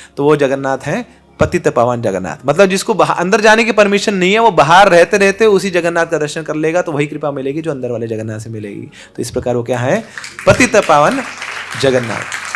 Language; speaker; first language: Hindi; native; Hindi